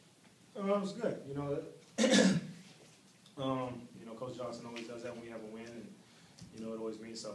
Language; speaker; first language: English; native; English